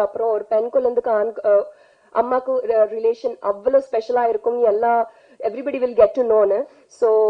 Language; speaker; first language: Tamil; non-native, learner; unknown